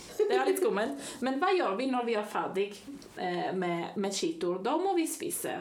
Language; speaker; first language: Norwegian; non-native, fluent; Spanish